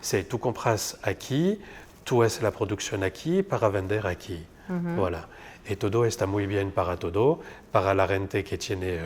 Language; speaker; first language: Spanish; non-native, fluent; French